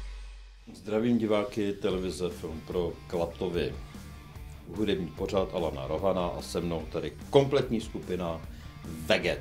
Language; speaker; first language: Czech; native; Czech